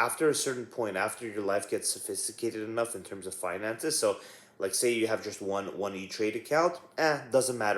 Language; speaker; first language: English; native; English